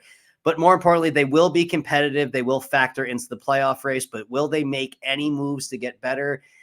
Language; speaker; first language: English; native; English